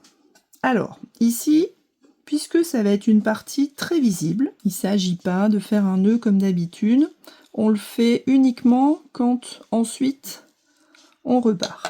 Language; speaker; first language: French; native; French